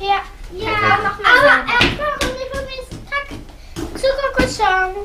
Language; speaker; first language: German; native; German